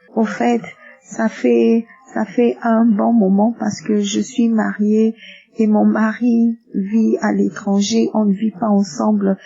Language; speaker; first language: French; non-native, local second language; Lingala